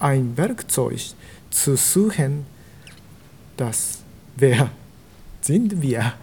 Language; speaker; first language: German; non-native, learner; Japanese